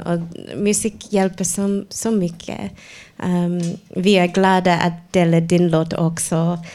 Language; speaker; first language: Swedish; non-native, fluent; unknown